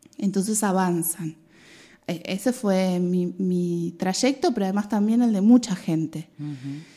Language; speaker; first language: Spanish; native; Spanish